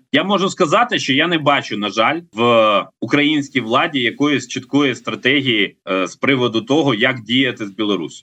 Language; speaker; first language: Ukrainian; native; Ukrainian